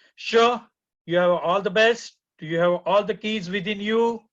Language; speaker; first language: English; non-native, local second language; Gujarati